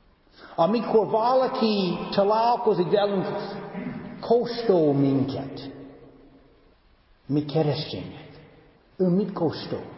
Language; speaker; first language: Hungarian; non-native, fluent; English